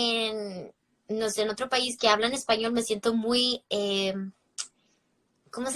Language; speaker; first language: Spanish; early bilingual, heritage; English